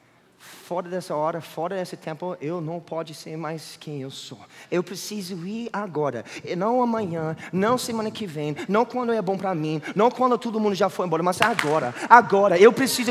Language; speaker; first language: Portuguese; non-native, fluent; English